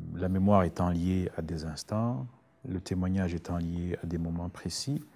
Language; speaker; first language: French; non-native, local second language; Rundi